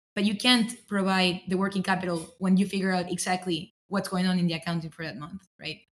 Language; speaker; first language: English; non-native, fluent; Spanish